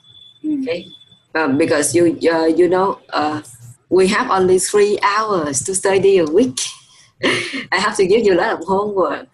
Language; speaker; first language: English; non-native, fluent; Vietnamese